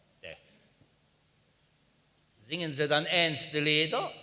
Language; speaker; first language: German; native; German